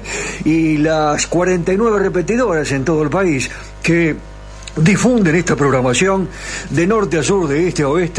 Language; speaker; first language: Spanish; native; Spanish